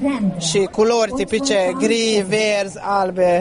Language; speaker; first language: Romanian; non-native, fluent; Hungarian